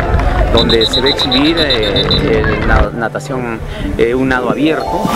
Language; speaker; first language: Spanish; native; Spanish